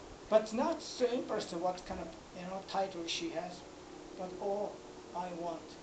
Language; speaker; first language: English; non-native, fluent; Japanese